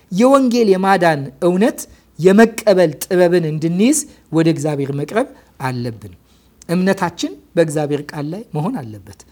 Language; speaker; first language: Amharic; native; Amharic